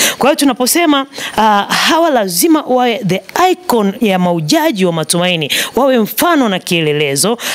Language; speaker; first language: Swahili; native; Swahili